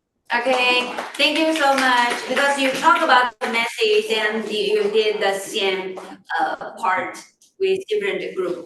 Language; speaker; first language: English; non-native, fluent; Chinese